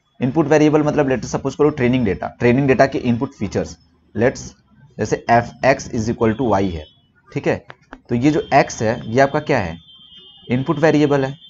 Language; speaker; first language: Hindi; native; Hindi